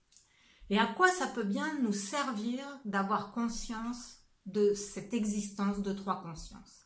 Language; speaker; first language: French; native; French